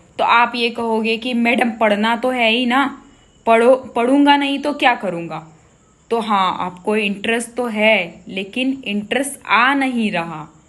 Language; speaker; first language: Hindi; non-native, local second language; Gujarati